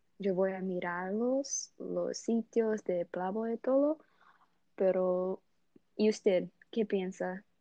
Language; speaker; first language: Spanish; non-native, learner; English